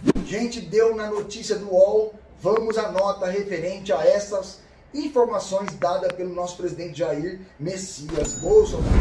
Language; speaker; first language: Portuguese; native; Portuguese